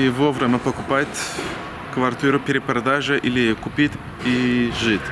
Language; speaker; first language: Russian; non-native, learner; Turkish